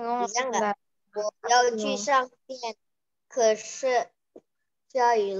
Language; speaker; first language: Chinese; non-native, learner; Indonesian